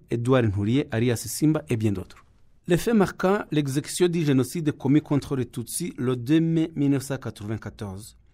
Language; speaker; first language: French; non-native, local second language; Kinyarwanda